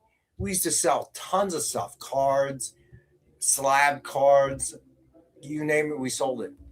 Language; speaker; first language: English; native; English